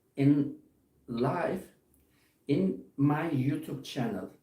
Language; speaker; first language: English; non-native, learner; Turkish